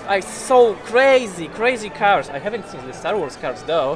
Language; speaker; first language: English; non-native, fluent; Polish